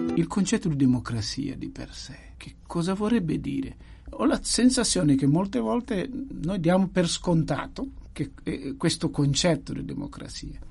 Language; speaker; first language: Italian; non-native, fluent; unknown